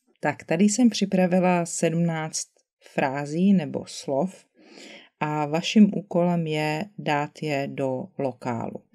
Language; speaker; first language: Czech; native; Czech